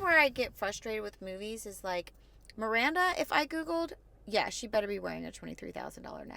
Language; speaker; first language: English; native; English